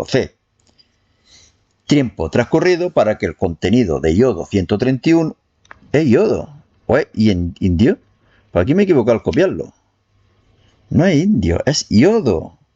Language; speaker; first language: Spanish; native; Spanish